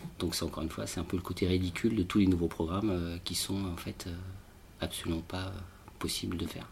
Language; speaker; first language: French; native; French